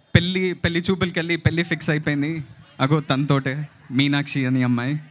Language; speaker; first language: Telugu; native; Telugu